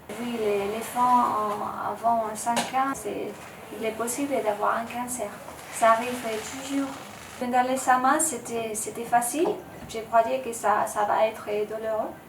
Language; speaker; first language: French; non-native, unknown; Spanish